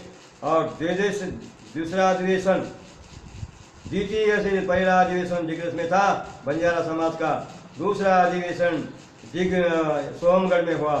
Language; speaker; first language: Hindi; non-native, local second language; Lambadi